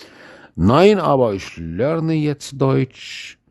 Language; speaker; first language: German; non-native, fluent; Arabic